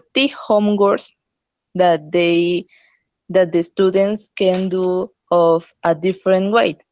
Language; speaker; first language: English; non-native, learner; Spanish